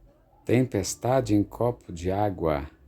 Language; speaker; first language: Portuguese; native; Portuguese